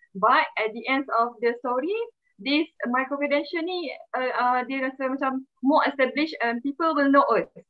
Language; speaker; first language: English; non-native, local second language; Malay